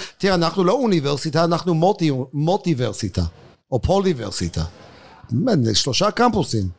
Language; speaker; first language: Hebrew; non-native, fluent; English